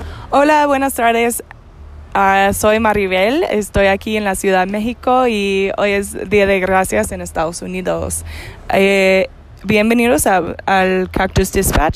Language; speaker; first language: Spanish; non-native, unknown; English